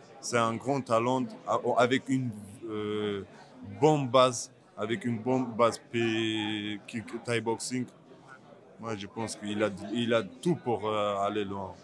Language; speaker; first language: French; non-native, learner; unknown